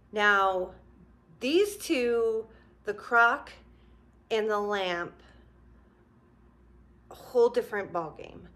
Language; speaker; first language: English; native; English